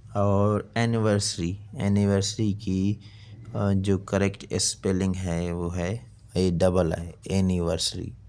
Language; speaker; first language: Urdu; non-native, local second language; Sindhi